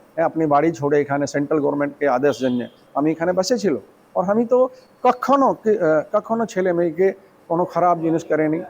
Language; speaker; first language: Bangla; non-native, local second language; Hindi